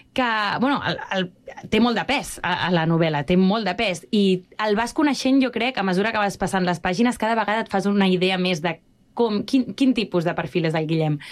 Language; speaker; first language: Catalan; native; Catalan